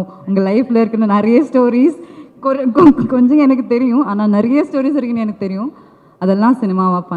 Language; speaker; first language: Tamil; non-native, learner; Malayalam